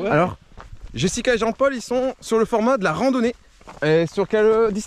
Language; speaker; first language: French; native; French